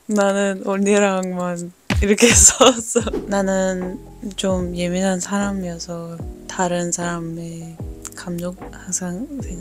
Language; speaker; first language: Korean; non-native, fluent; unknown